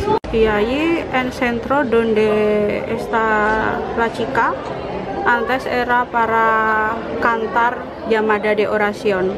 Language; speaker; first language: Spanish; non-native, learner; Indonesian